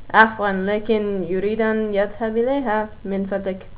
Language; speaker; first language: Arabic; non-native, learner; English